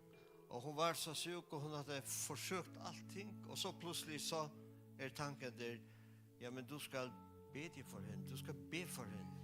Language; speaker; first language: Danish; non-native, local second language; Faroese